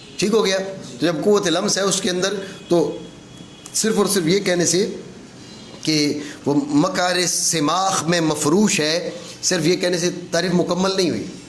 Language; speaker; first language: Urdu; non-native, local second language; Punjabi